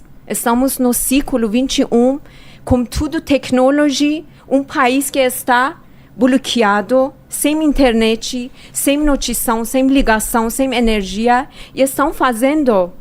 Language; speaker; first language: Portuguese; non-native, fluent; Persian